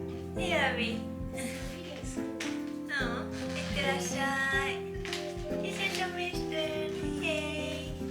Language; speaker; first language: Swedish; non-native, fluent; Japanese